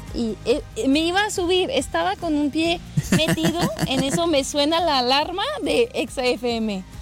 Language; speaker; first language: Spanish; non-native, fluent; French